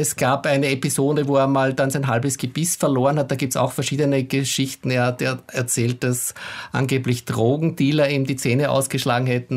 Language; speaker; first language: German; native; German